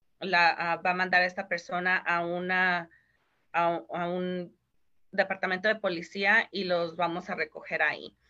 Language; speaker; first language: Spanish; early bilingual, heritage; Spanish